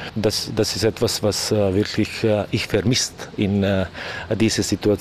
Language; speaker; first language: German; non-native, learner; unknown